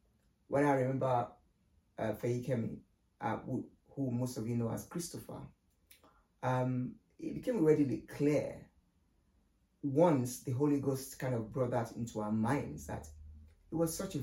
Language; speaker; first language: English; non-native, local second language; Yoruba